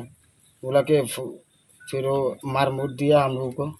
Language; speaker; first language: Hindi; non-native, local second language; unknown